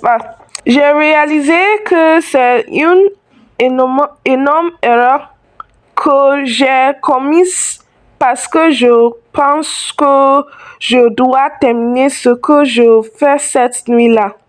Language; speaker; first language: French; non-native, learner; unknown